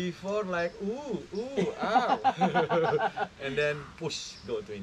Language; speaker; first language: English; non-native, learner; Indonesian